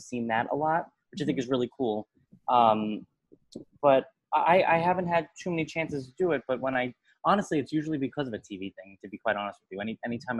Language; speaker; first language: English; native; English